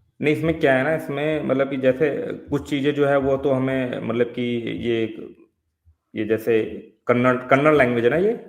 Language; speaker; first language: Hindi; native; Hindi